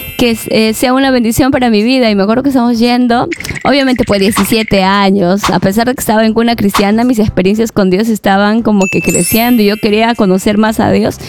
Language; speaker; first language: Spanish; native; Spanish